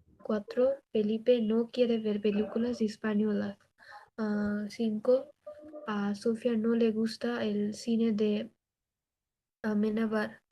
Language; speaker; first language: Spanish; non-native, learner; Bangla